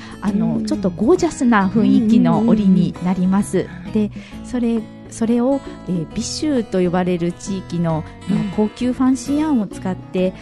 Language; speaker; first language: Japanese; native; Japanese